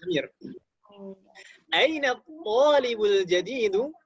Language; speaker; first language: Arabic; non-native, fluent; Indonesian